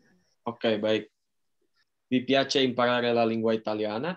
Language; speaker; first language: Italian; non-native, fluent; Indonesian